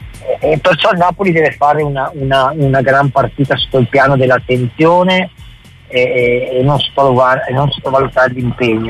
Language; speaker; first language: Italian; native; Italian